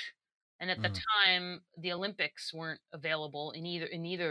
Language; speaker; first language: English; native; English